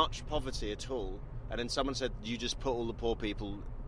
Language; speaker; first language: English; native; English